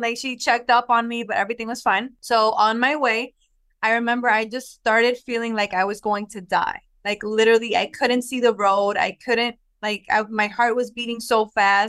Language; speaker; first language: English; non-native, local second language; Spanish